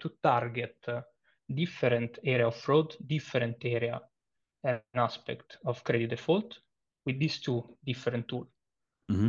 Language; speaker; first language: English; non-native, fluent; Italian